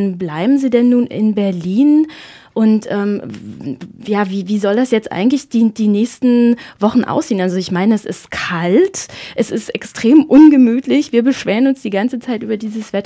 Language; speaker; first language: German; native; German